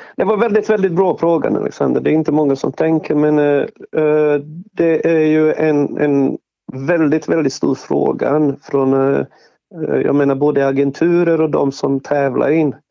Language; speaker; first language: Swedish; non-native, fluent; Bosnian